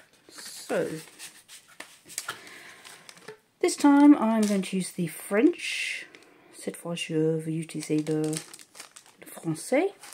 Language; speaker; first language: English; native; English